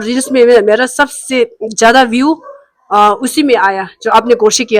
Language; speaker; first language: Hindi; non-native, local second language; Tibetan